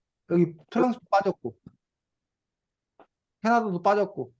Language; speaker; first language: Korean; native; Korean